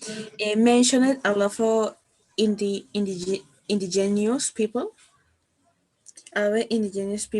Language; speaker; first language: English; non-native, learner; Spanish